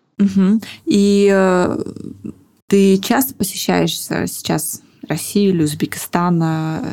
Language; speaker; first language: Russian; native; Russian